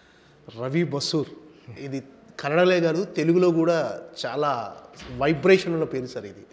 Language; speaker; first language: Telugu; native; Telugu